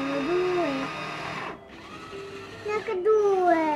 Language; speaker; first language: Italian; early bilingual, heritage; Italian